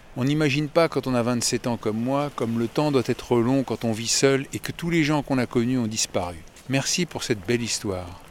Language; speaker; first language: French; native; French